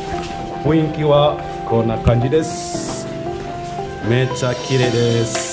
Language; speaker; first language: Japanese; non-native, local second language; Indonesian